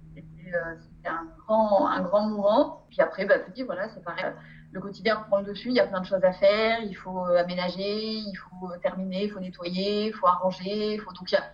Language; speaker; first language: French; native; French